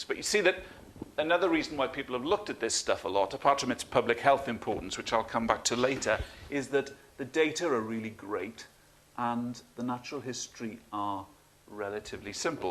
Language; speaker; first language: English; native; English